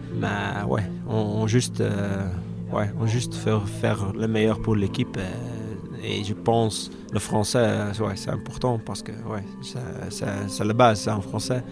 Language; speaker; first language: French; non-native, local second language; Dutch